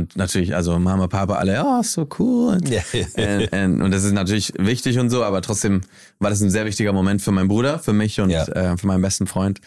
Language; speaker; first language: German; early bilingual, heritage; German